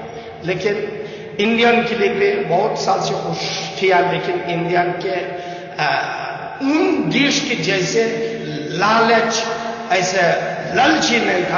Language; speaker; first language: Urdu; non-native, learner; Uyghur